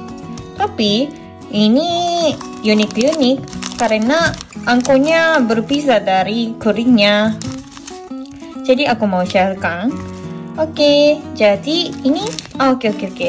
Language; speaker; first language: Indonesian; non-native, fluent; Japanese